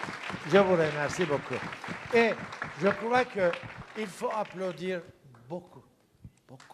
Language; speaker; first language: French; non-native, fluent; Turkish